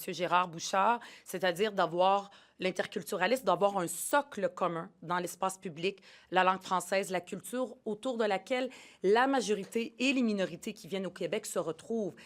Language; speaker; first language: French; early bilingual, other home language; Arabic